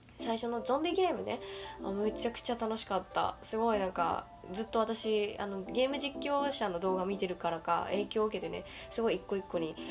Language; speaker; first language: Japanese; native; Japanese